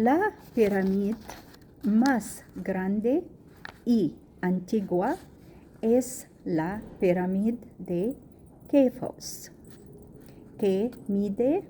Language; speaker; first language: Spanish; non-native, learner; Arabic